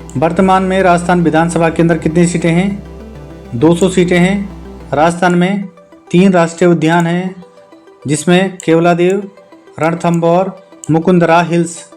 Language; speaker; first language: Hindi; native; Hindi